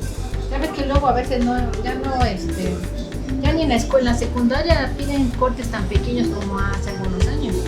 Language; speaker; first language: Spanish; native; Spanish